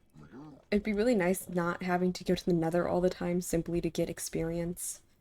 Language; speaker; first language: English; native; English